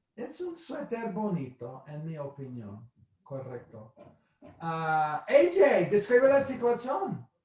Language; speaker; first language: Spanish; non-native, fluent; English